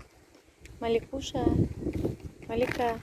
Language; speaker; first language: Russian; non-native, local second language; Tajik